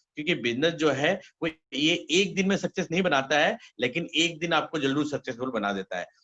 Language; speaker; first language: Hindi; native; Hindi